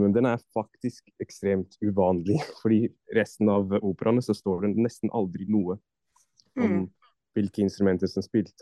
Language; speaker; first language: Norwegian; non-native, fluent; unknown